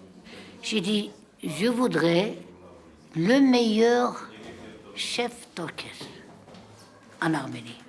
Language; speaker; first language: French; non-native, fluent; Armenian